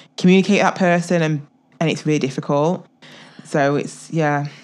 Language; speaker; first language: English; native; English